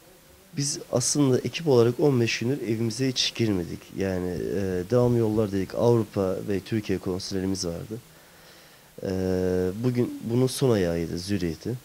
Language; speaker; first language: Turkish; native; Turkish